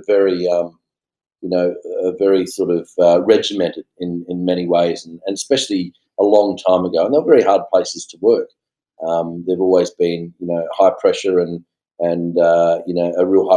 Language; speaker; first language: English; native; English